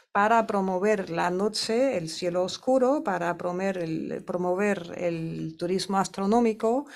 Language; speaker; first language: Spanish; non-native, fluent; German